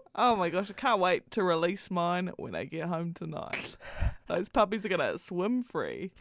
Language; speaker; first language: English; native; English